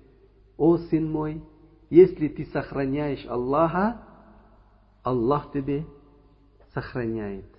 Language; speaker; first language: Russian; non-native, learner; Uzbek